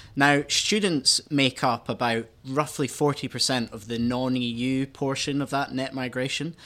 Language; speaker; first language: English; native; English